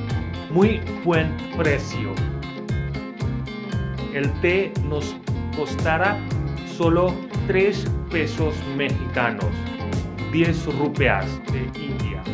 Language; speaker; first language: Spanish; non-native, fluent; Hindi